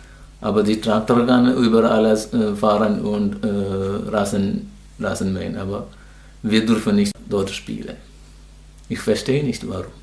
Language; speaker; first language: German; non-native, learner; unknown